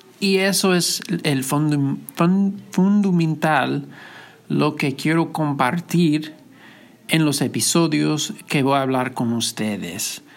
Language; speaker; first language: Spanish; non-native, fluent; English